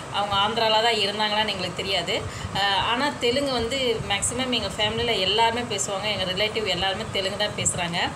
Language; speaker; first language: Tamil; non-native, local second language; Telugu